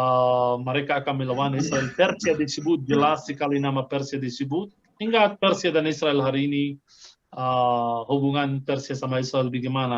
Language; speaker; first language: Indonesian; non-native, fluent; Arabic